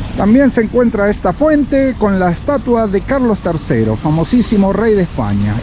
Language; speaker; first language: Spanish; native; Spanish